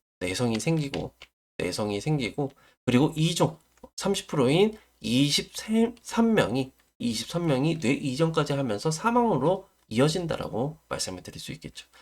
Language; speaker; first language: Korean; native; Korean